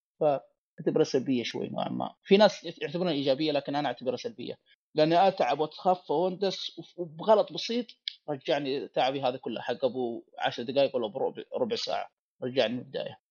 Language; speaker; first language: Arabic; native; Arabic